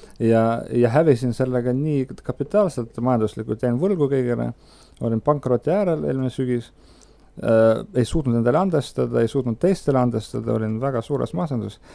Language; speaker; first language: Estonian; non-native, local second language; Russian